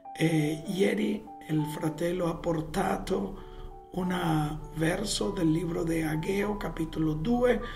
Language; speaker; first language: Italian; non-native, fluent; Spanish